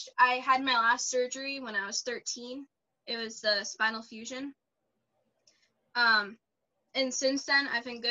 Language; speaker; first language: English; native; English